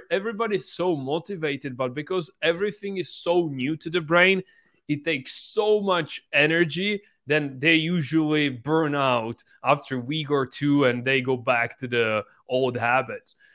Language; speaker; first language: English; non-native, fluent; Czech